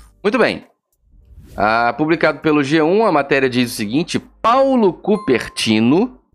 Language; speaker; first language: Portuguese; native; Portuguese